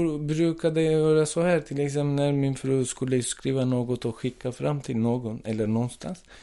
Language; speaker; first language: Swedish; non-native, fluent; Turkish